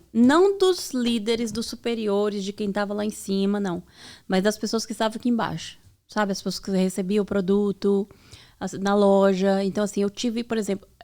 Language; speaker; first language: Portuguese; native; Portuguese